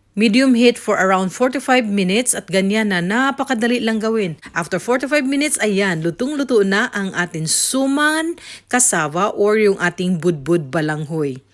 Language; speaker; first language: Filipino; non-native, local second language; Cebuano